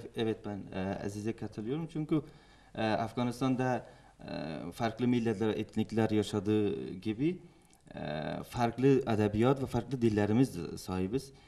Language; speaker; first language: Turkish; non-native, fluent; Persian